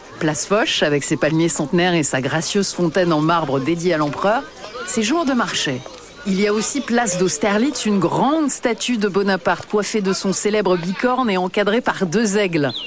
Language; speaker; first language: French; native; French